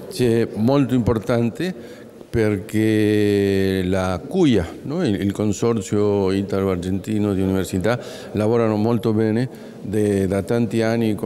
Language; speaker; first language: Italian; non-native, learner; Spanish